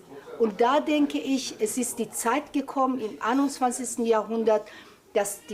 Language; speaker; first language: German; non-native, fluent; Persian